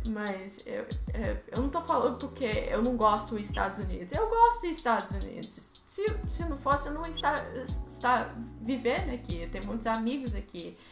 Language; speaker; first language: Portuguese; early bilingual, heritage; Portuguese